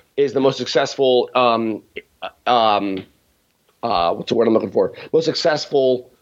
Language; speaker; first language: English; native; English